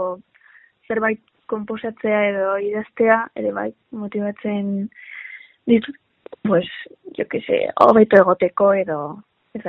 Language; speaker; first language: Basque; non-native, local second language; Spanish